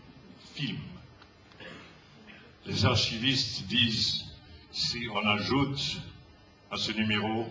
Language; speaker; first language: French; non-native, fluent; English